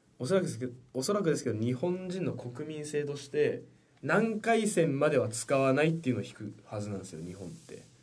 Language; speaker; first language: Japanese; native; Japanese